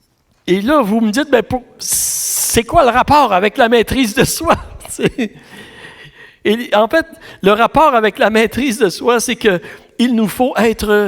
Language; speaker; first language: French; native; French